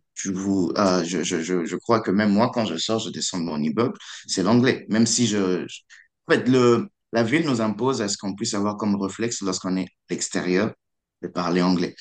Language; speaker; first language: French; non-native, local second language; Lingala